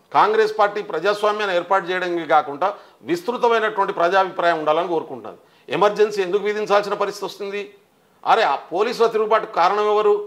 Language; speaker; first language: Telugu; non-native, local second language; Lambadi